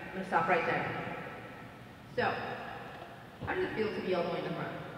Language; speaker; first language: English; early bilingual, other home language; Spanish